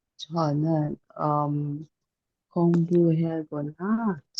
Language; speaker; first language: Korean; non-native, learner; Indonesian